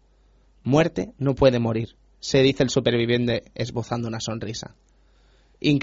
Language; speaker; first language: Spanish; native; Spanish